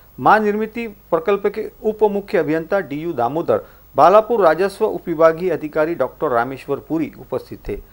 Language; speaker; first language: Hindi; non-native, local second language; Marathi